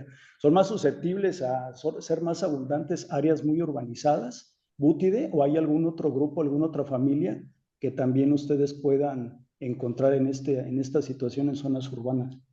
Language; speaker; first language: Spanish; native; Spanish